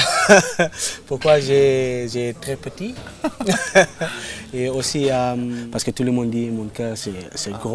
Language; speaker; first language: French; non-native, learner; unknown